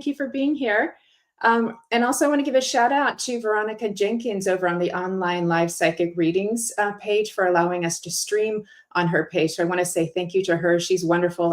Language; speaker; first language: English; native; English